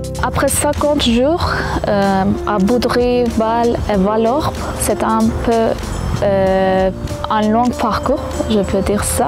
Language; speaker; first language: French; non-native, fluent; Kurdish